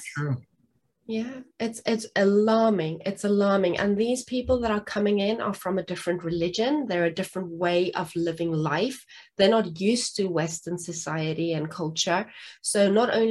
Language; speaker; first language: English; non-native, local second language; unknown